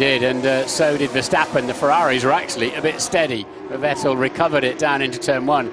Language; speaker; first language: English; native; English